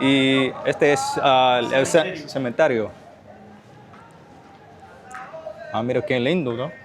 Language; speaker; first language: Spanish; non-native, learner; English